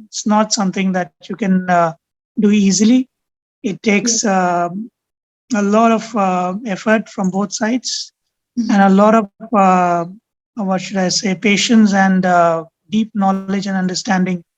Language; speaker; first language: English; non-native, local second language; Hindi